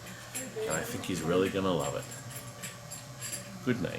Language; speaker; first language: English; native; English